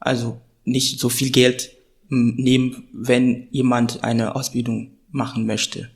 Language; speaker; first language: German; non-native, fluent; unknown